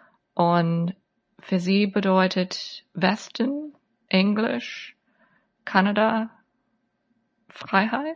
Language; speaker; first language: German; non-native, fluent; English